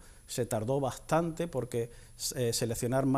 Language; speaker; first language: Spanish; native; Spanish